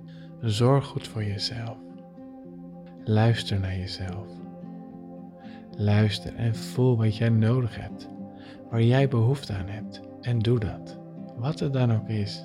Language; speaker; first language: Dutch; native; Dutch